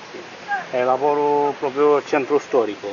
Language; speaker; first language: Italian; non-native, learner; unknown